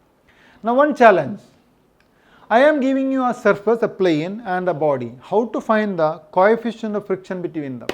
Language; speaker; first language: English; non-native, local second language; Malayalam